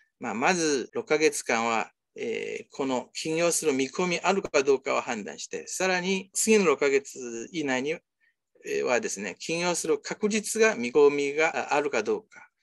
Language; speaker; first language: Japanese; non-native, fluent; Chinese